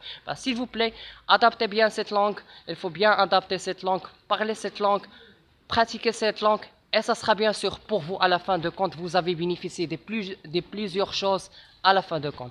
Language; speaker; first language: French; non-native, local second language; Arabic